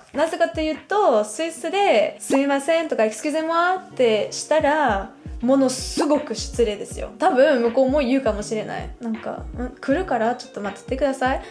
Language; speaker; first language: Japanese; non-native, fluent; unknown